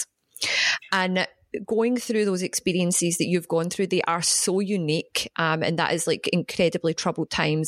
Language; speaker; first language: English; native; English